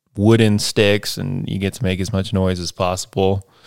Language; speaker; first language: English; native; English